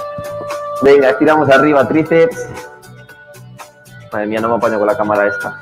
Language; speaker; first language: Spanish; native; Spanish